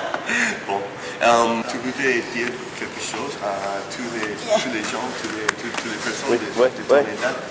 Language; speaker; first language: French; non-native, learner; English